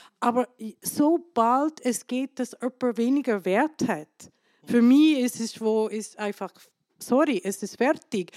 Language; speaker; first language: German; non-native, fluent; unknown